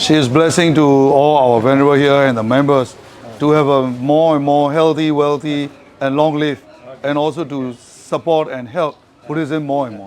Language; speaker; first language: English; non-native, fluent; Burmese